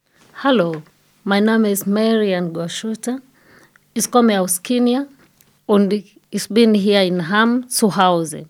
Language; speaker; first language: German; non-native, fluent; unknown